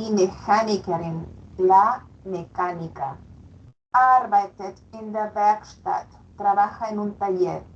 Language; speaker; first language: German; non-native, fluent; Spanish